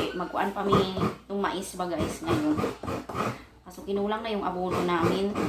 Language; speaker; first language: Filipino; non-native, local second language; Cebuano